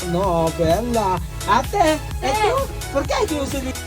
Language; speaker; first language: Italian; non-native, learner; Filipino